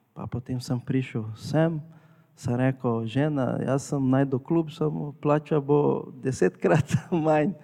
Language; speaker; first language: Slovenian; non-native, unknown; Portuguese